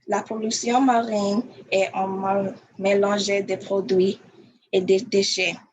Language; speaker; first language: French; non-native, learner; English